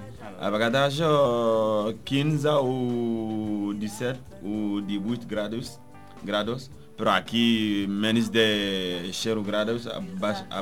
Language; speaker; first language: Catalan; non-native, learner; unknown